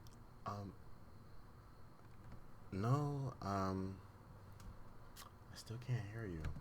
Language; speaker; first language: English; non-native, learner; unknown